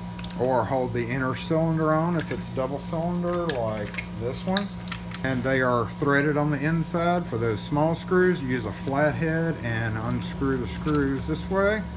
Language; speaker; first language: English; native; English